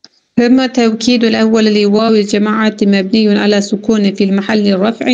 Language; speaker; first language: Arabic; non-native, learner; Turkish